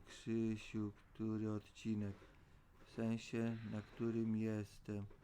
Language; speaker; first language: Polish; native; Polish